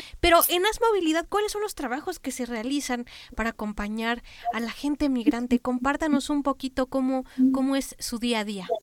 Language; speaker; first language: Spanish; native; Spanish